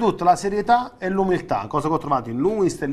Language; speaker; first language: Italian; native; Italian